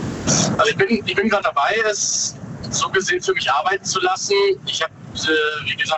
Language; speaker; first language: German; native; German